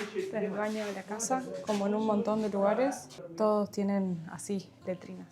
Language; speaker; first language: Spanish; native; Spanish